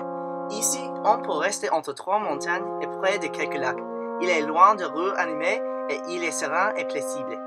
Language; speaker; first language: French; non-native, learner; English